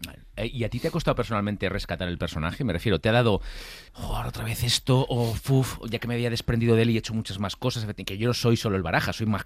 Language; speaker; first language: Spanish; native; Spanish